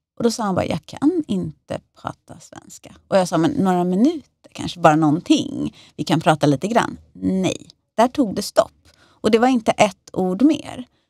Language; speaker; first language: Swedish; native; Swedish